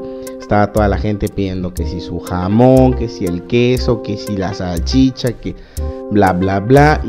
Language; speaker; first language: Spanish; native; Spanish